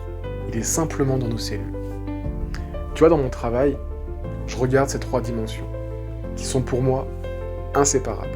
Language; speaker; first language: French; native; French